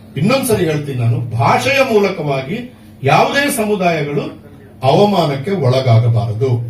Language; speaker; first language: Kannada; non-native, local second language; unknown